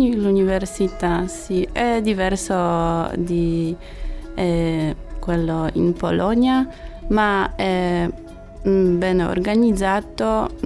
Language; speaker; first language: Italian; non-native, learner; Polish